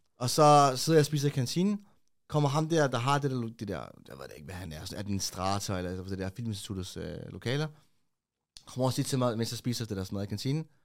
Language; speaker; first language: Danish; early bilingual, other home language; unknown